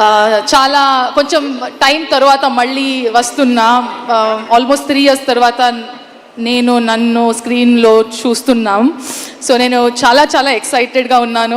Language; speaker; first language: Telugu; non-native, learner; Kannada